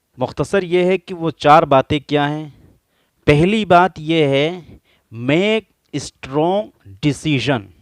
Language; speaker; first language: Urdu; native; Urdu